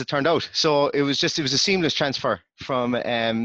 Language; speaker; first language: English; native; English